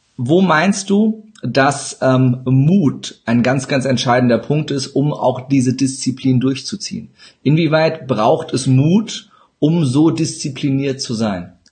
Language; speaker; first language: German; early bilingual, other home language; Turkish